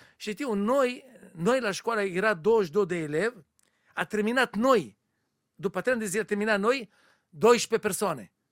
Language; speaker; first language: Romanian; non-native, learner; Hebrew